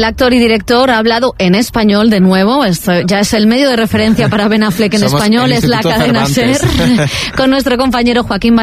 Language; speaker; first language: Spanish; native; Spanish